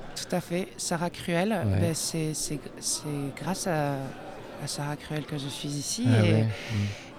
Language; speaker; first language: French; native; French